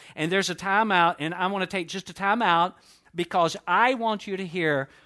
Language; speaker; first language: English; native; English